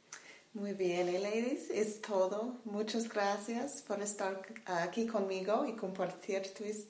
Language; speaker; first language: Spanish; non-native, learner; English